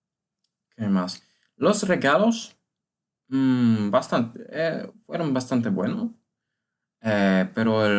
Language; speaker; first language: Spanish; non-native, learner; Polish